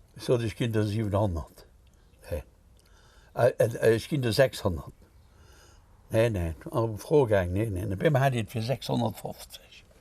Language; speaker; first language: Luxembourgish; native; Luxembourgish